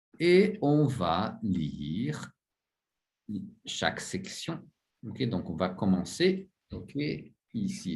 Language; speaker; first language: French; non-native, fluent; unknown